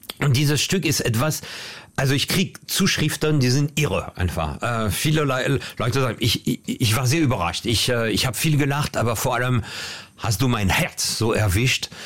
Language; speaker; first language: German; non-native, fluent; French